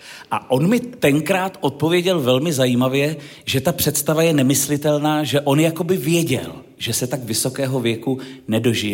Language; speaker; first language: Czech; native; Czech